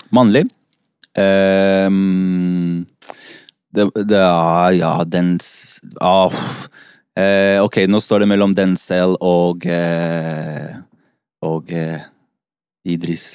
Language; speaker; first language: Norwegian; early bilingual, other home language; Spanish